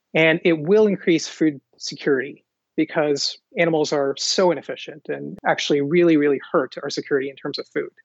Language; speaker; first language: English; early bilingual, other home language; Hindi